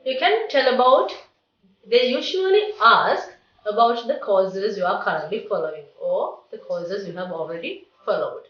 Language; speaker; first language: English; non-native, local second language; Sinhala